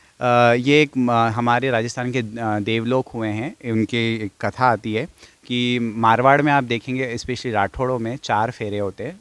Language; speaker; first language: Hindi; non-native, fluent; English